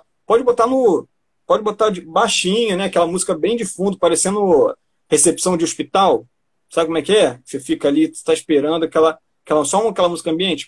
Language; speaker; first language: Portuguese; native; Portuguese